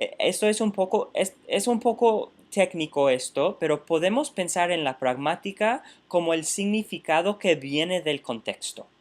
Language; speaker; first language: Spanish; non-native, fluent; English